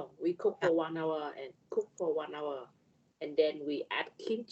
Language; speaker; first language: English; non-native, learner; Vietnamese